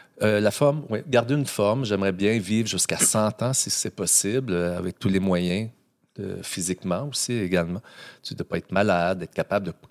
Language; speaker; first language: French; native; French